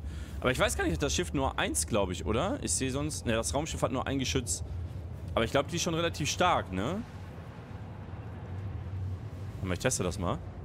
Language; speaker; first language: German; native; German